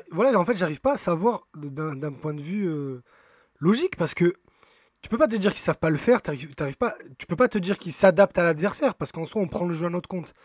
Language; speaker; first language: French; native; French